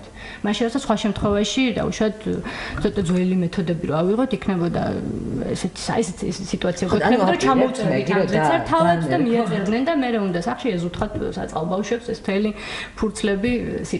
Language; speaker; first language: Georgian; native; Georgian